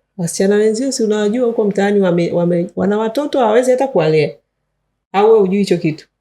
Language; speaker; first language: Swahili; native; Swahili